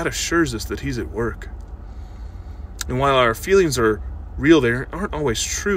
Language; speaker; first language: English; native; English